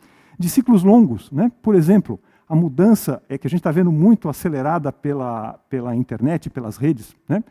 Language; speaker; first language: Portuguese; native; Portuguese